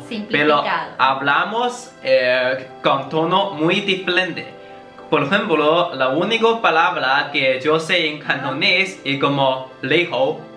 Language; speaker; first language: Spanish; non-native, learner; Chinese